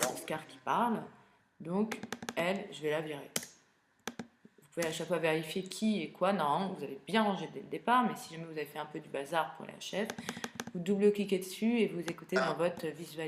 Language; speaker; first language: French; native; French